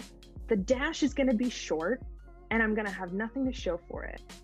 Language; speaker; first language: English; native; English